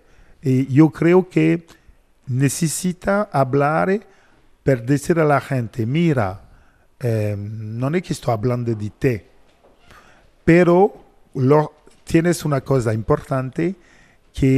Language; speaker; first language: Spanish; non-native, learner; French